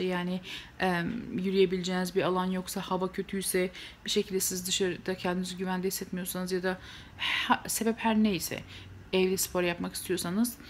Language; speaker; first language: Turkish; native; Turkish